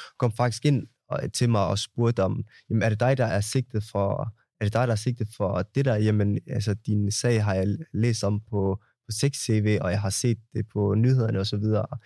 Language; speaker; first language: Danish; early bilingual, other home language; Somali